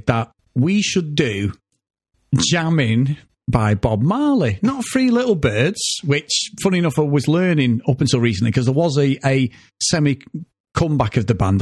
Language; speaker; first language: English; native; English